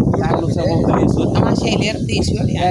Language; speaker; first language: Turkish; non-native, learner; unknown